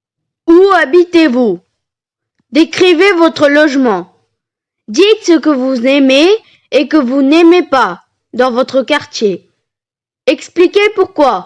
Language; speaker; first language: French; non-native, learner; Tamil